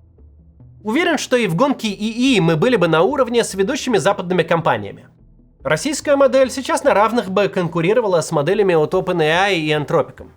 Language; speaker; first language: Russian; native; Russian